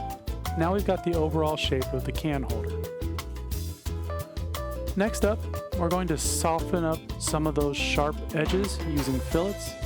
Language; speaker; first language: English; native; English